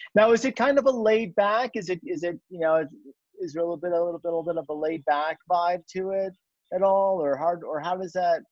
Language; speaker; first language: English; native; English